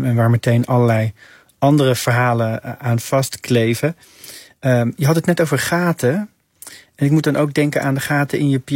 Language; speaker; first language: Dutch; native; Dutch